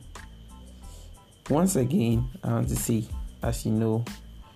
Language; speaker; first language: English; non-native, local second language; Akan